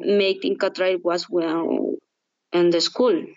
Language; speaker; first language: English; non-native, learner; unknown